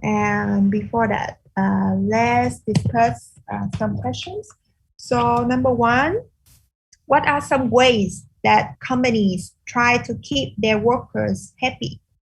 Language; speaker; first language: English; non-native, fluent; Vietnamese